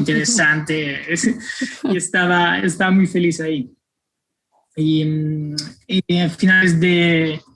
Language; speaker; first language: Spanish; non-native, fluent; Italian